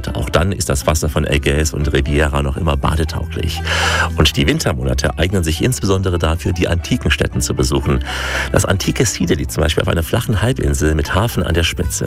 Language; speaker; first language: German; native; German